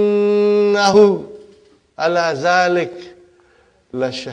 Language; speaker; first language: Arabic; non-native, fluent; English